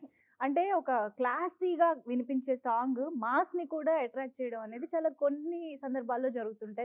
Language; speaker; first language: Telugu; native; Telugu